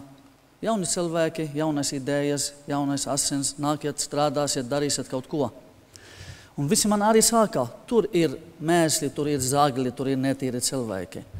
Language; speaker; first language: Latvian; non-native, fluent; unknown